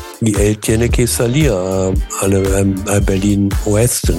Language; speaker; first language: Spanish; non-native, learner; German